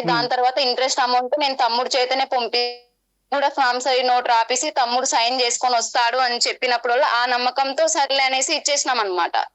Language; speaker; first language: Telugu; non-native, local second language; Lambadi